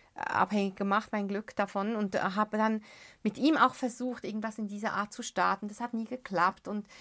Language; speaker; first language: German; early bilingual, other home language; Arabic